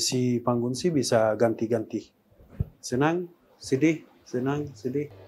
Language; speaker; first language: Indonesian; non-native, learner; Persian